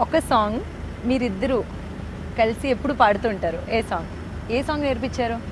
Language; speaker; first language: Telugu; native; Telugu